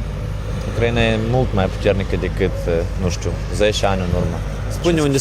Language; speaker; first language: Romanian; non-native, learner; Ukrainian